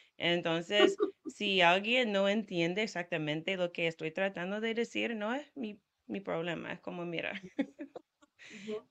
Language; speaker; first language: Spanish; non-native, fluent; English